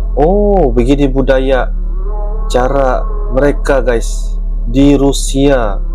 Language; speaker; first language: Malay; native; Malay